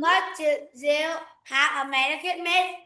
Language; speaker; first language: English; non-native, learner; Vietnamese